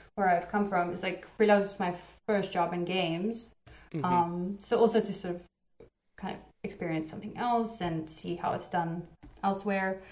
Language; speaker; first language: English; native; English